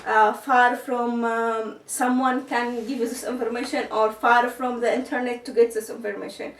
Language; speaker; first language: English; non-native, learner; Arabic